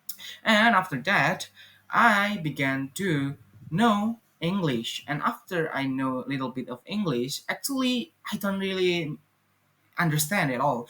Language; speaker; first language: English; non-native, fluent; Indonesian